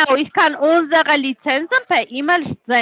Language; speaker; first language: German; non-native, learner; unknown